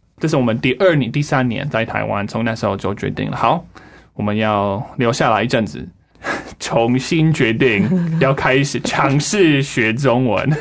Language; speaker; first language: Chinese; non-native, fluent; English